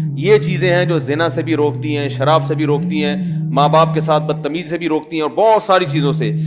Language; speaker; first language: Urdu; native; Urdu